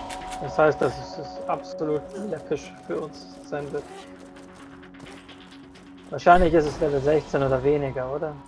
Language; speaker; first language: German; native; German